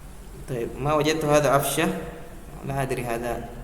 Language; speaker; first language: Arabic; non-native, fluent; Indonesian